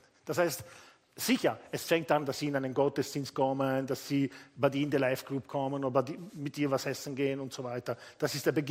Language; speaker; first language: German; non-native, fluent; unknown